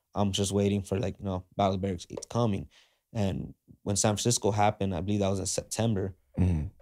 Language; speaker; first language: English; native; English